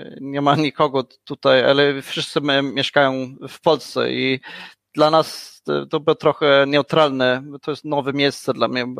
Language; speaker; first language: Polish; non-native, learner; Swedish